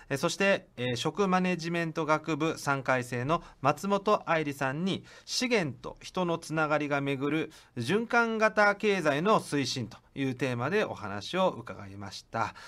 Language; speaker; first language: Japanese; native; Japanese